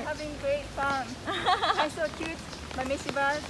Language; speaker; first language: English; non-native, fluent; Japanese